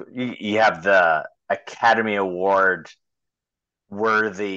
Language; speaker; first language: English; native; English